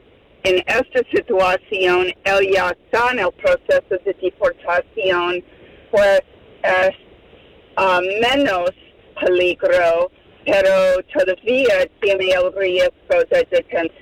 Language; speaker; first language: Spanish; non-native, fluent; English